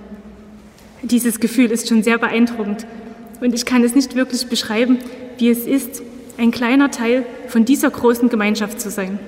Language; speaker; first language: German; native; German